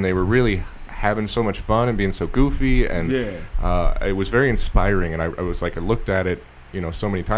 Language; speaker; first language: English; native; English